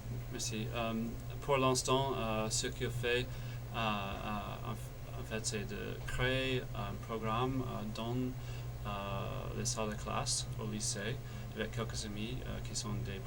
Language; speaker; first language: French; non-native, fluent; English